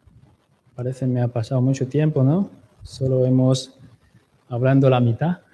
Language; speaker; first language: Spanish; non-native, fluent; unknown